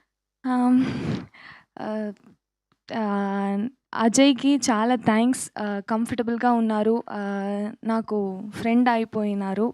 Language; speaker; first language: Telugu; early bilingual, heritage; Tamil